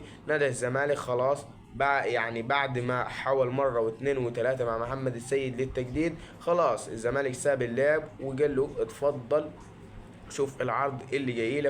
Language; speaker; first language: Arabic; native; Arabic